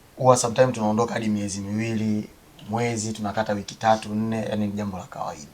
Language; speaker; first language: Swahili; native; Swahili